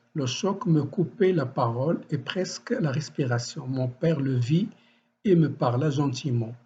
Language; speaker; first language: French; non-native, local second language; Arabic